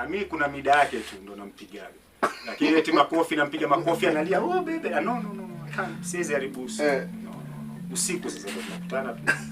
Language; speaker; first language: Swahili; native; Swahili